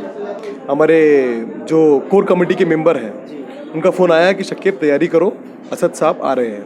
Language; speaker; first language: Hindi; native; Hindi